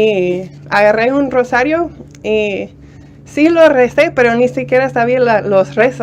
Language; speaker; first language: Spanish; non-native, fluent; English